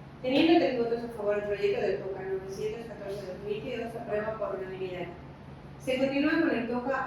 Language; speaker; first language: Spanish; native; Spanish